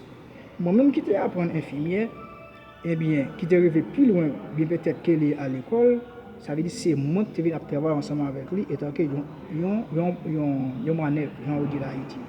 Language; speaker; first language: French; non-native, learner; Haitian Creole